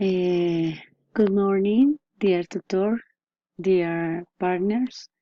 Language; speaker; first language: English; non-native, learner; Spanish